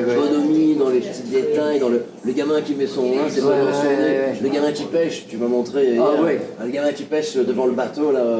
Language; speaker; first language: French; native; French